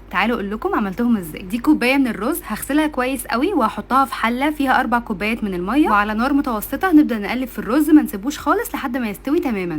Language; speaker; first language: Arabic; native; Arabic